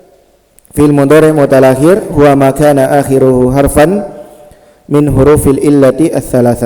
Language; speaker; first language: Arabic; non-native, fluent; Indonesian